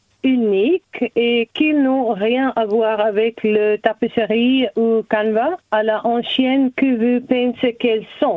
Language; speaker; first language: French; non-native, learner; German